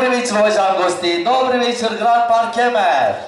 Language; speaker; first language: Russian; non-native, learner; Turkish